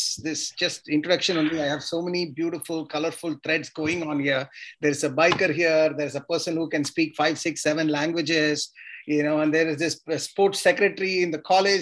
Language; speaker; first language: English; non-native, local second language; Tamil